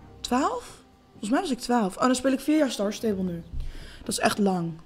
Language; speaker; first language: Dutch; native; Dutch